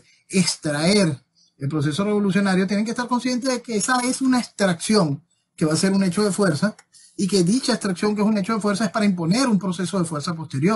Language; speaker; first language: Spanish; native; Spanish